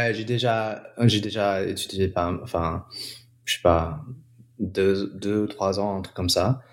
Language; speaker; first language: French; non-native, fluent; English